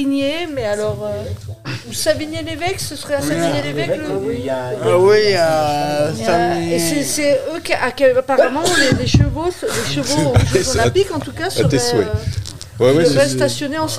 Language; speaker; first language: French; native; French